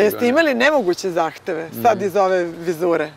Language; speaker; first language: Serbian; native; Serbian